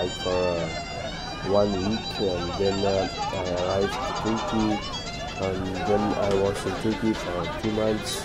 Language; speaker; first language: English; non-native, learner; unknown